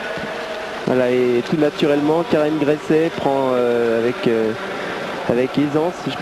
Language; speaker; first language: French; native; French